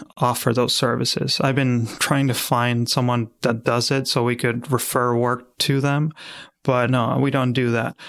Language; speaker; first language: English; non-native, fluent; Spanish